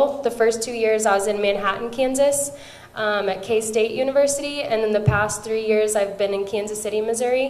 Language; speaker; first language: English; native; English